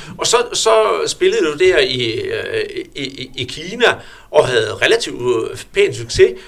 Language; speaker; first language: Danish; native; Danish